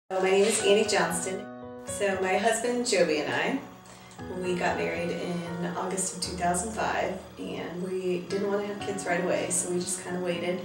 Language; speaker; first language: English; native; English